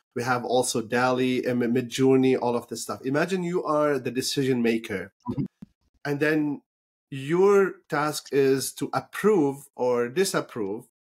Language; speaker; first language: English; non-native, fluent; Arabic